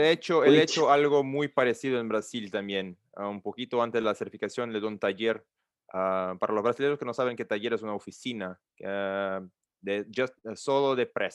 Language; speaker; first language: Spanish; non-native, learner; Portuguese